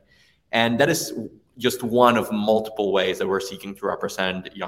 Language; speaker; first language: English; non-native, fluent; Spanish